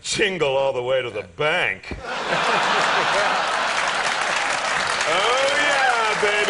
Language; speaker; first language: English; native; English